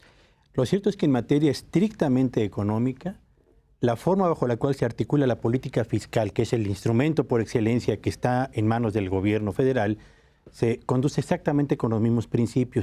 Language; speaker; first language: Spanish; native; Spanish